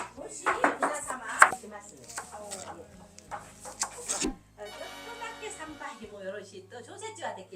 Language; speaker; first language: Japanese; non-native, learner; Korean